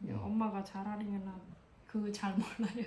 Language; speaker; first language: Korean; non-native, learner; Khmer